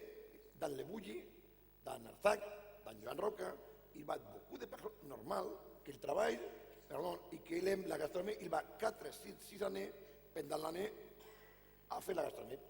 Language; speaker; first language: French; non-native, fluent; Catalan